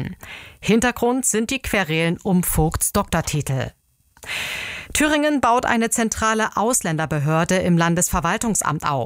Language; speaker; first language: German; native; German